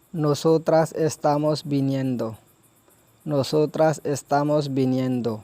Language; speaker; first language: Spanish; non-native, fluent; Urdu